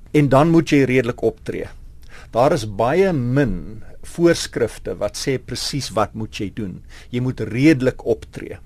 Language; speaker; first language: Afrikaans; non-native, local second language; English